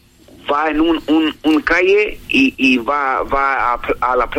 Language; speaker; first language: Spanish; non-native, learner; English